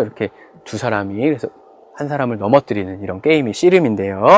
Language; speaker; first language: Korean; native; Korean